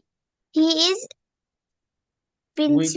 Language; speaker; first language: English; non-native, learner; Bangla